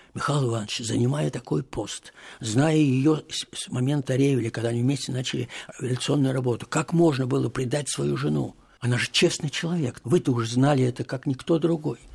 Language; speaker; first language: Russian; native; Russian